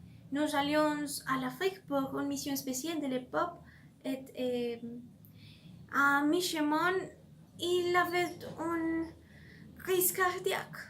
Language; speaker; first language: French; non-native, learner; Spanish